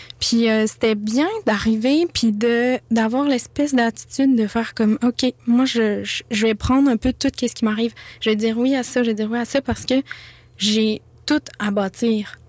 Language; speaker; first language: French; native; French